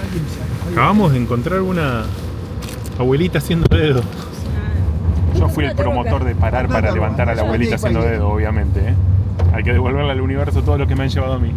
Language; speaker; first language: Spanish; native; Spanish